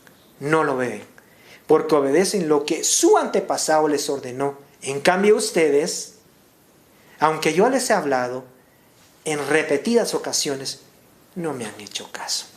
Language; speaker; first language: Spanish; native; Spanish